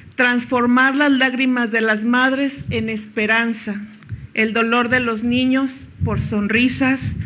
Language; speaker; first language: Spanish; native; Spanish